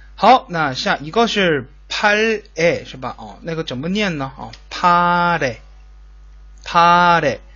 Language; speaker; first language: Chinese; non-native, fluent; Korean